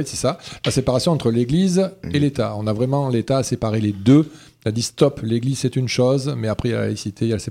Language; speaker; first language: French; native; French